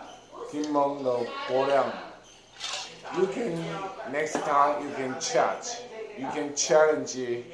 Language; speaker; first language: English; non-native, learner; Chinese